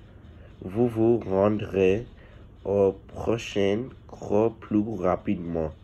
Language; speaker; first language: French; non-native, learner; English